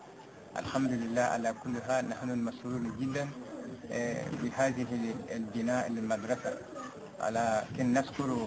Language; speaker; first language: Arabic; non-native, learner; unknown